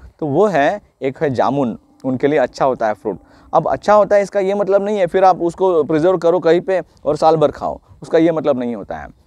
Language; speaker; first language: Hindi; non-native, local second language; Marathi